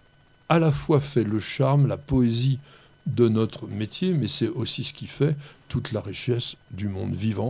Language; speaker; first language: French; native; French